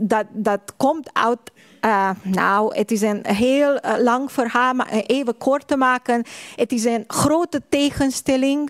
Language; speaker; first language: Dutch; non-native, fluent; Hungarian